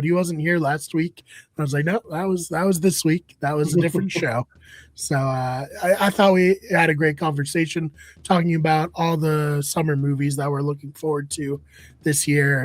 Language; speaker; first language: English; native; English